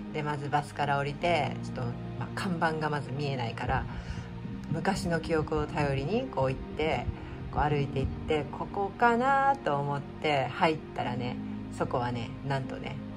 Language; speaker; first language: Japanese; native; Japanese